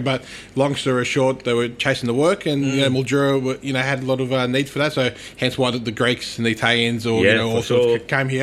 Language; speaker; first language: English; non-native, local second language; Turkish